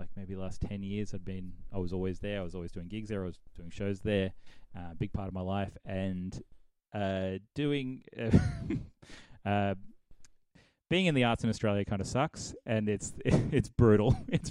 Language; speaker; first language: English; native; English